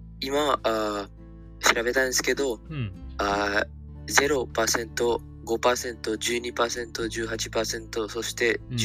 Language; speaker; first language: Japanese; non-native, learner; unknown